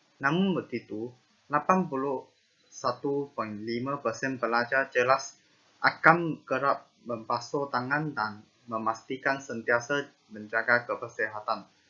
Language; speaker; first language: Malay; non-native, local second language; Chinese